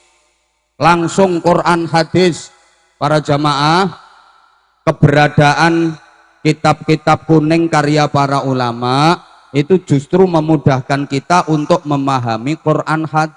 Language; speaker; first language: Indonesian; non-native, local second language; Javanese